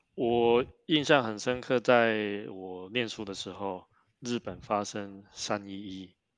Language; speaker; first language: Chinese; non-native, local second language; Min Nan Chinese